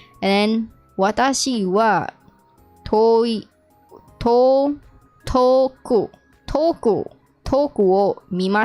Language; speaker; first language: Japanese; non-native, learner; English